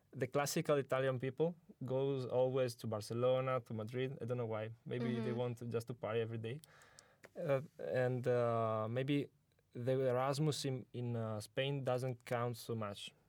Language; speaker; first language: English; non-native, learner; Italian